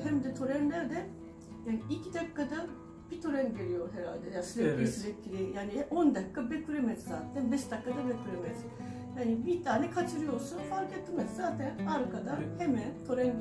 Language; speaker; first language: Turkish; non-native, fluent; Japanese